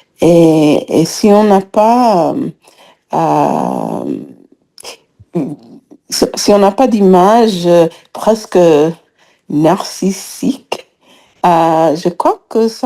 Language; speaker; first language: French; non-native, fluent; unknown